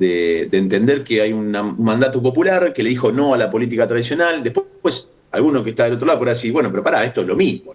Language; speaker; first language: Spanish; native; Spanish